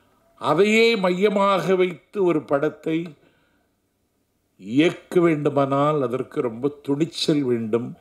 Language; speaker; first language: Tamil; native; Tamil